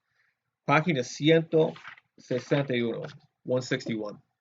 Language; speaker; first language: Spanish; non-native, fluent; English